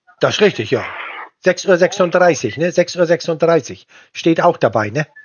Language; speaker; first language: German; native; German